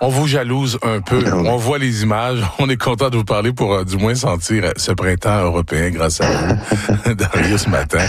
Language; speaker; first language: French; native; French